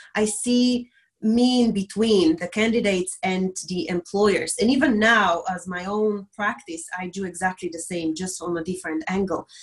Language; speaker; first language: English; non-native, fluent; Bulgarian